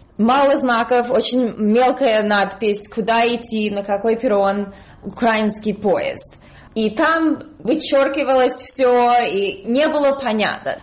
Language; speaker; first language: Russian; early bilingual, heritage; Russian